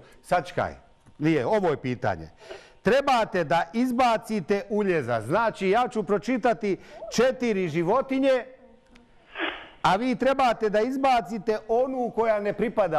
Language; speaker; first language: Bosnian; native; Bosnian